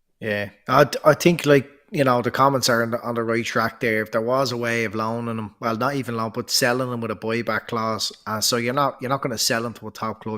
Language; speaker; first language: English; native; English